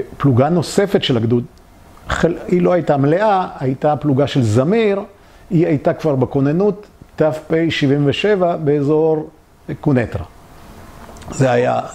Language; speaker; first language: Hebrew; early bilingual, other home language; Polish